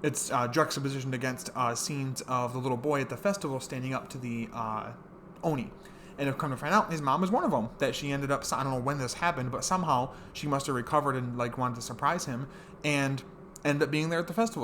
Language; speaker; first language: English; native; English